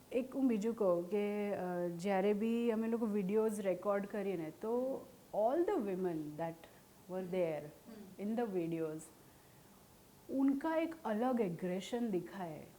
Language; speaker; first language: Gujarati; non-native, local second language; Hindi